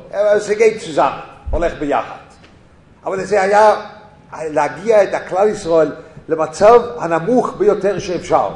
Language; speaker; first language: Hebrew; non-native, fluent; English